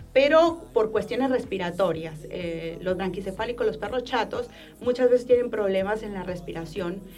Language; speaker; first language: Spanish; native; Spanish